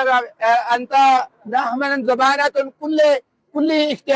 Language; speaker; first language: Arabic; non-native, learner; Punjabi